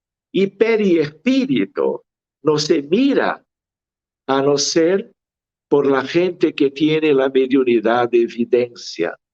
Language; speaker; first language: Spanish; non-native, fluent; Portuguese